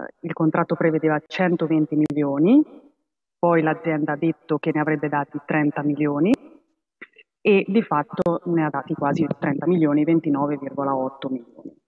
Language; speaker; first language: Italian; native; Italian